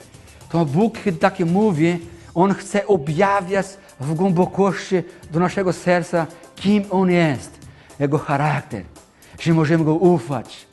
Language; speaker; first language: Polish; non-native, learner; Portuguese